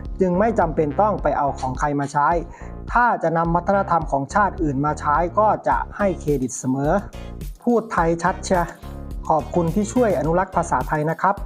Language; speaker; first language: Thai; native; Thai